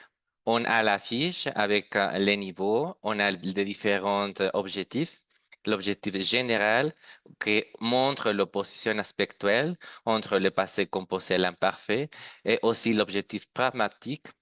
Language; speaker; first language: French; non-native, fluent; Spanish